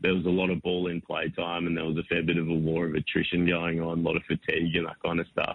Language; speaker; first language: English; native; English